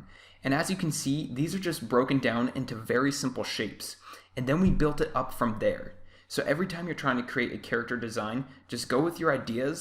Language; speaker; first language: English; native; English